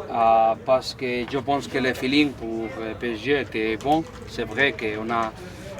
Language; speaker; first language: French; non-native, fluent; Spanish